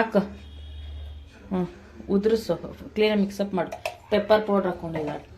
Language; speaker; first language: Kannada; native; Kannada